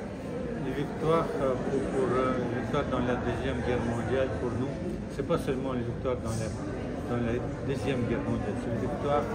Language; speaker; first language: French; non-native, fluent; Russian